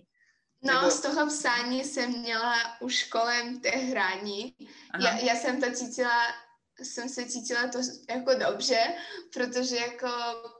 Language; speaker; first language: Czech; non-native, fluent; Russian